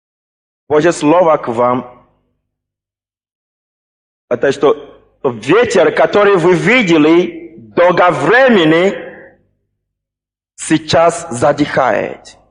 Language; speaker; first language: Russian; non-native, fluent; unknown